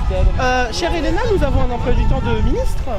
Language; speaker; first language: French; native; French